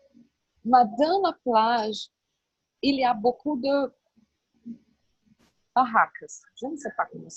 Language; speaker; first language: French; non-native, learner; Portuguese